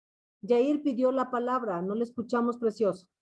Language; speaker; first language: Spanish; native; Spanish